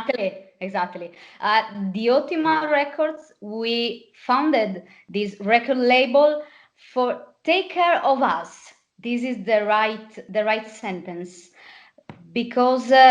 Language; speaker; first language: English; non-native, fluent; Italian